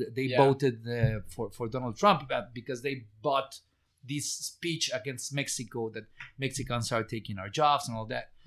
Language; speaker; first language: English; non-native, fluent; Spanish